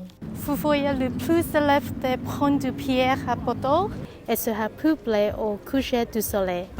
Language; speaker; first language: French; non-native, learner; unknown